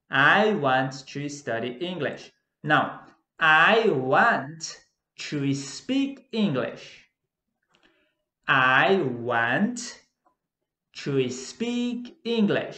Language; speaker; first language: English; non-native, fluent; Portuguese